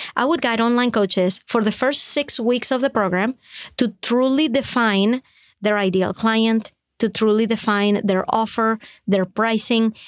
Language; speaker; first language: English; non-native, fluent; Spanish